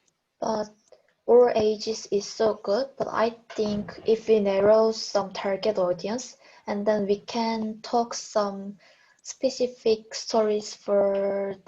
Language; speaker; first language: English; non-native, learner; Korean